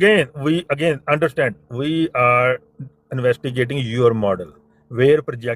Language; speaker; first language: English; non-native, fluent; Punjabi